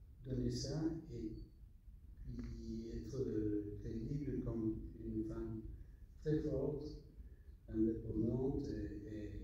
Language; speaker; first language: French; non-native, fluent; English